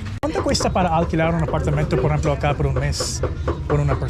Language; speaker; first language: Spanish; non-native, learner; English